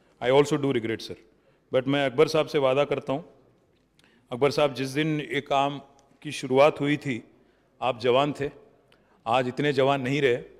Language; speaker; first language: Hindi; non-native, local second language; Telugu